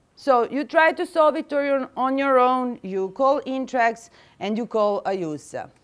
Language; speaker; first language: English; non-native, fluent; Serbian